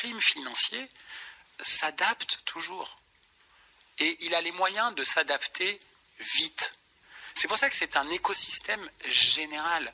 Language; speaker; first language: French; native; French